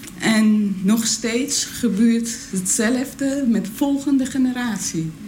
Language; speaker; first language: Dutch; non-native, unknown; Persian